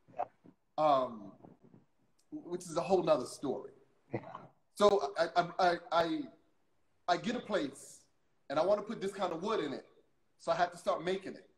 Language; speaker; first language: English; native; English